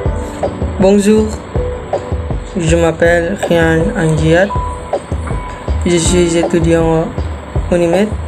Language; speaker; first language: French; non-native, learner; Indonesian